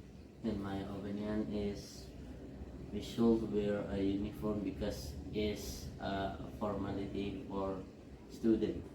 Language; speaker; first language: English; non-native, learner; Indonesian